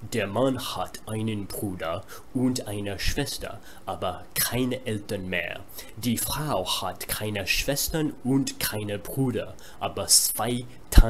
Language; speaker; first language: German; non-native, fluent; English